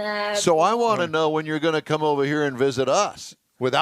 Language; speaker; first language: English; native; English